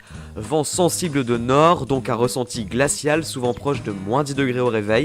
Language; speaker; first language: French; native; French